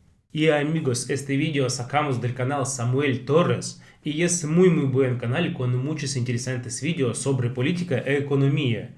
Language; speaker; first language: Spanish; non-native, fluent; Russian